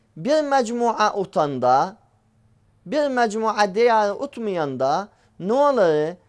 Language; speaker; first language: Turkish; native; Turkish